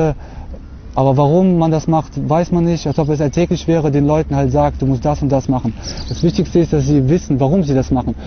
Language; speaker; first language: German; early bilingual, other home language; Russian